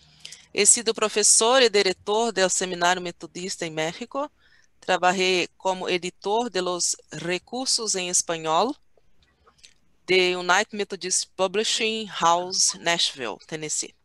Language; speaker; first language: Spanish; non-native, learner; Portuguese